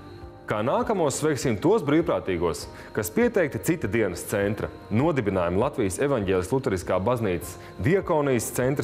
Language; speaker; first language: Latvian; native; Latvian